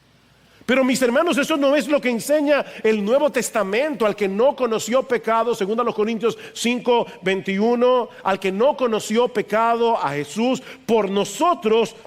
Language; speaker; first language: Spanish; native; Spanish